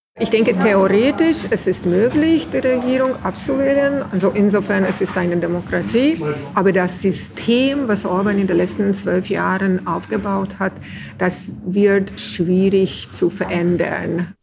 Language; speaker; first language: German; non-native, fluent; Hungarian